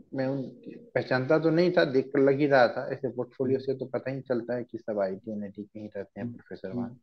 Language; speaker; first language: Hindi; native; Hindi